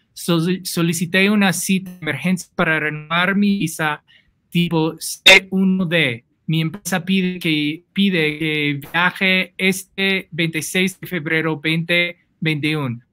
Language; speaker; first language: Spanish; non-native, fluent; English